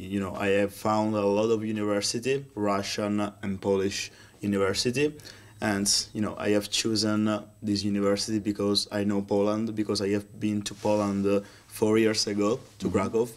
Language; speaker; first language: English; non-native, learner; Italian